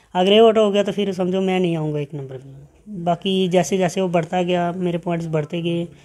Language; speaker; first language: Hindi; native; Hindi